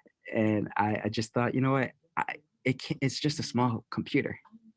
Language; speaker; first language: English; native; English